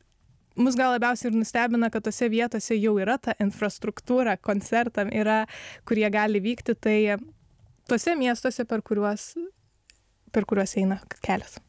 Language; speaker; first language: Lithuanian; native; Lithuanian